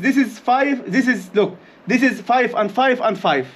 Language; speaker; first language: English; non-native, learner; Arabic